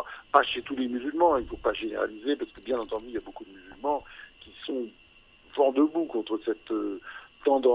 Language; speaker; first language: French; native; French